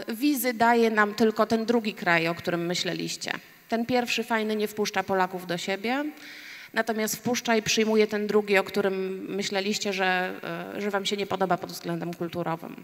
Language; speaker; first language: Polish; native; Polish